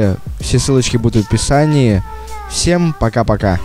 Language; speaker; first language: Russian; native; Russian